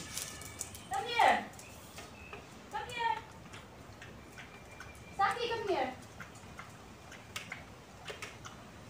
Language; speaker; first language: English; non-native, local second language; Filipino